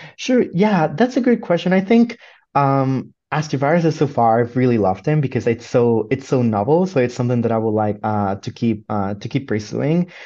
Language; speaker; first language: English; non-native, fluent; Spanish